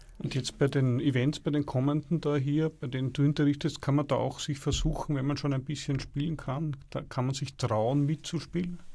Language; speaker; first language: German; native; German